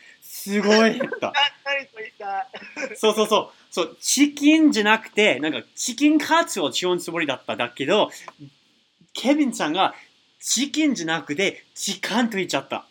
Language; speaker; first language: Japanese; non-native, learner; English